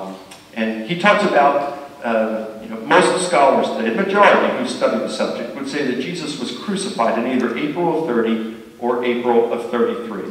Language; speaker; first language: English; native; English